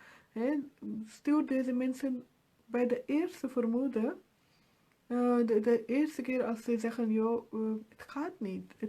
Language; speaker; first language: Dutch; non-native, fluent; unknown